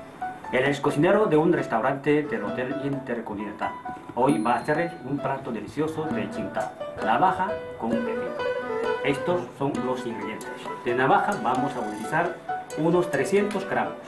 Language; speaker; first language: Spanish; non-native, fluent; Chinese